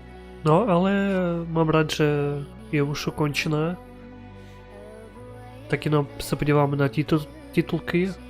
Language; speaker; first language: Czech; non-native, learner; Ukrainian